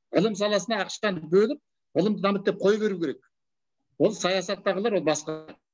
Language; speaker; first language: Kazakh; native; Kazakh